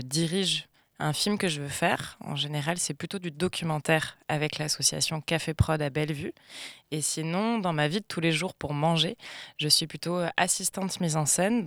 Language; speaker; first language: French; native; French